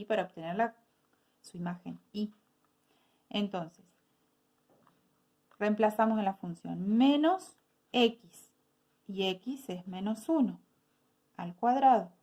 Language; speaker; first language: Spanish; native; Spanish